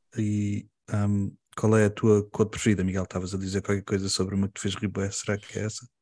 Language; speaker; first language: Portuguese; early bilingual, heritage; Portuguese